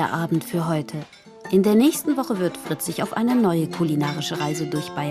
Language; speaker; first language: German; native; German